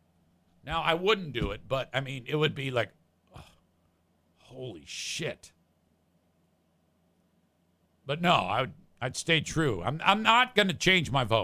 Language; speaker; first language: English; native; English